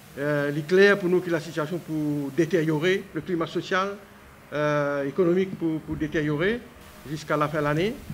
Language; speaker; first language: French; non-native, local second language; Morisyen